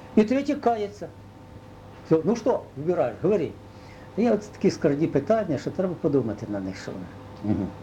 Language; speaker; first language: Russian; non-native, local second language; Ukrainian